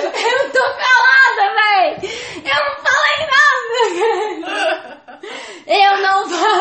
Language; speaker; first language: Portuguese; native; Portuguese